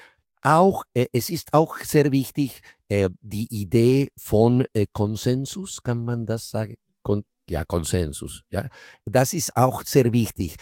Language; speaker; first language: German; non-native, fluent; Spanish